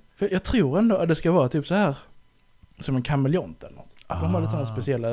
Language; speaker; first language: Swedish; native; Swedish